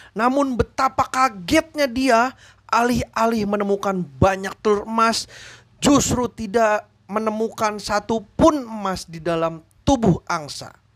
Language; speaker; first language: Indonesian; native; Indonesian